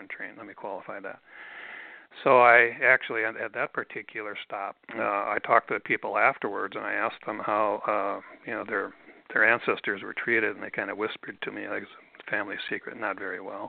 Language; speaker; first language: English; native; English